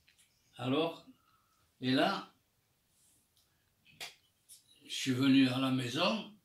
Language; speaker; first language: French; non-native, fluent; Armenian